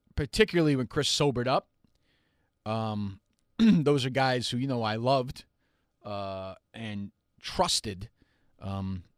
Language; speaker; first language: English; native; English